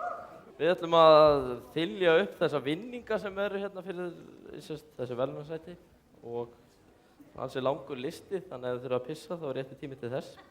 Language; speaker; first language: Icelandic; native; Icelandic